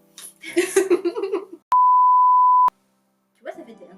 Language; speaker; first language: French; native; French